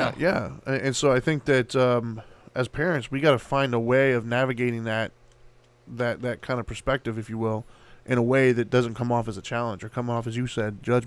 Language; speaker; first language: English; native; English